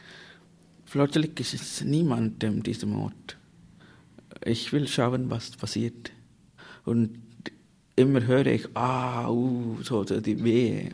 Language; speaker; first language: German; non-native, learner; Tamil